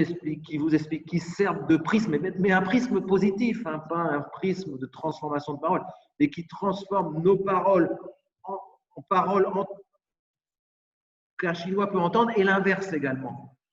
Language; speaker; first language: French; native; French